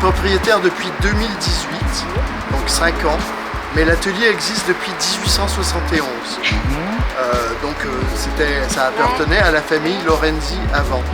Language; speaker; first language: French; native; French